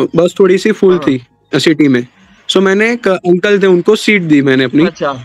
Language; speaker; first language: Hindi; non-native, local second language; Gujarati